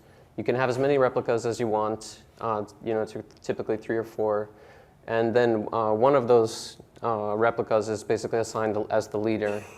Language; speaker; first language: English; native; English